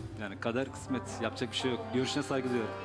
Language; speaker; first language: Turkish; native; Turkish